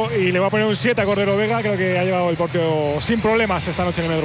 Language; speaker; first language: Spanish; native; Spanish